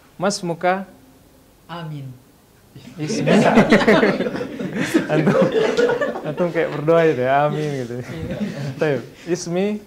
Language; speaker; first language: Arabic; non-native, fluent; Indonesian